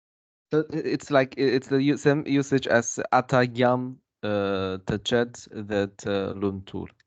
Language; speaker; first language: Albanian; non-native, learner; Chinese